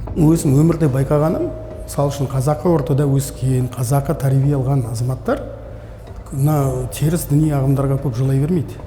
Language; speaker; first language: Kazakh; native; Kazakh